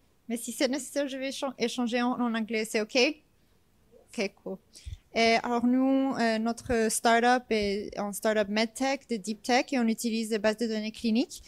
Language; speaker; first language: French; non-native, fluent; English